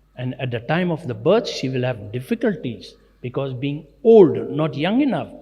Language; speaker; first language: English; non-native, local second language; Gujarati